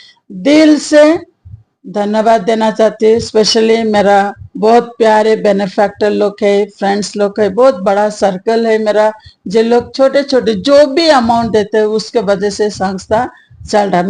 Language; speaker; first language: Hindi; non-native, local second language; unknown